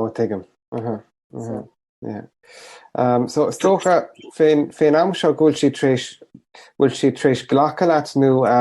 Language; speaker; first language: Irish; native; Irish